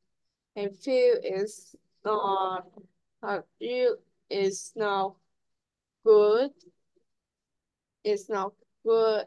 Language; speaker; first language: English; non-native, learner; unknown